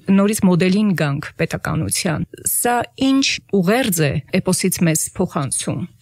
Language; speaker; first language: Armenian; native; Armenian